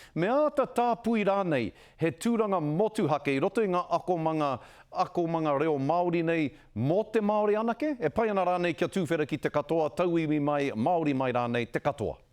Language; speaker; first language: Māori; non-native, local second language; English